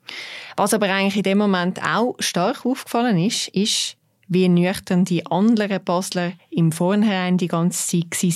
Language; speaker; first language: German; native; German